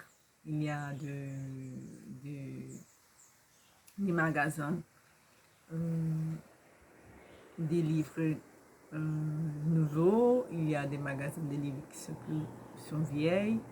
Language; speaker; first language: French; non-native, learner; Portuguese